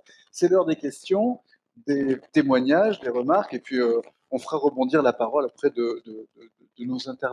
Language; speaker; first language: French; native; French